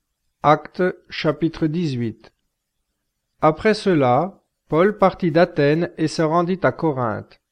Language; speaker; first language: French; native; French